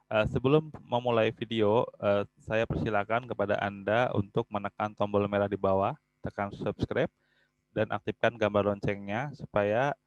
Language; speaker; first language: Indonesian; native; Indonesian